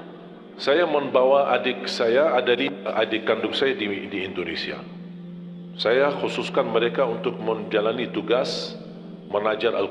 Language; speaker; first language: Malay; non-native, fluent; Arabic